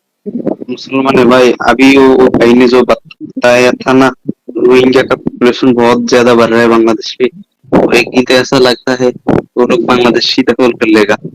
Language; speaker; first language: Hindi; non-native, fluent; Bangla